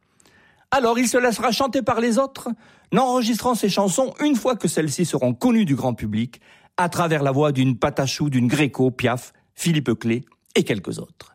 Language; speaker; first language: French; native; French